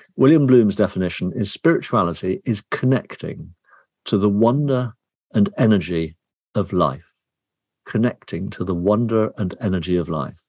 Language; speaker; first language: English; native; English